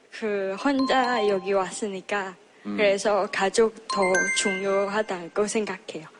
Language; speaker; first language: Korean; non-native, learner; Chinese